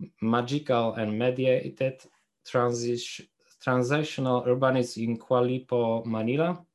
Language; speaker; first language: English; non-native, fluent; Polish